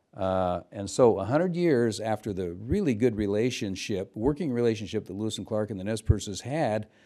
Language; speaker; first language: English; native; English